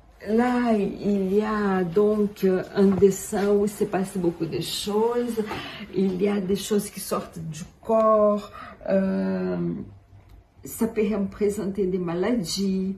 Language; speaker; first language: French; non-native, fluent; Portuguese